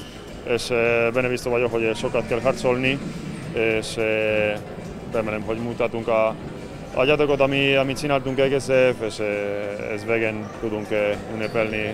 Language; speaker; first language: Hungarian; non-native, learner; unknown